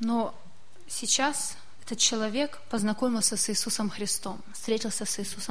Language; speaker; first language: Russian; native; Russian